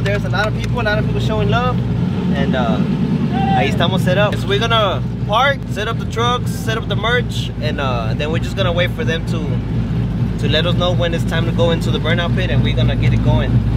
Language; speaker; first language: English; early bilingual, other home language; Spanish